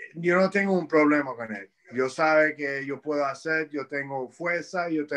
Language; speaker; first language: Spanish; early bilingual, heritage; Spanish